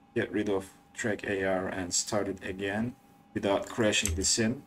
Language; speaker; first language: English; non-native, fluent; Turkish